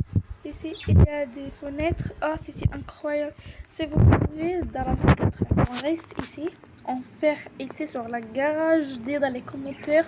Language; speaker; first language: French; non-native, learner; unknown